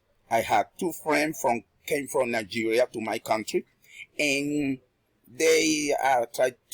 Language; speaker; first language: English; non-native, learner; Spanish